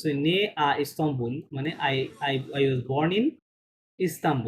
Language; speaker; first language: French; non-native, fluent; Bangla